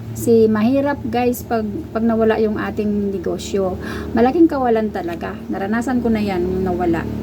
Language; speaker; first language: Filipino; non-native, local second language; Cebuano